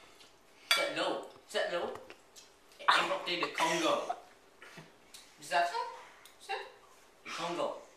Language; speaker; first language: French; non-native, learner; English